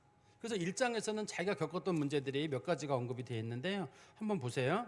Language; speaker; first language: Korean; native; Korean